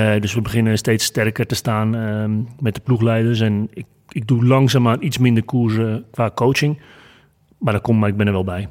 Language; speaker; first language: Dutch; native; Dutch